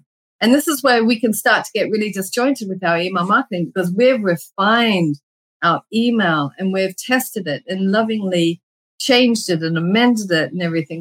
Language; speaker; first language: English; native; English